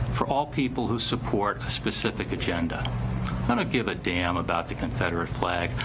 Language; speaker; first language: English; native; English